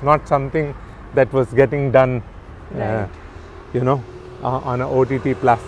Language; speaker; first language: English; non-native, local second language; Tamil